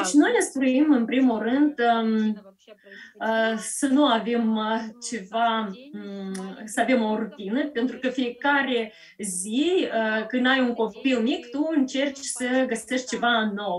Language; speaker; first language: Romanian; early bilingual, heritage; Romanian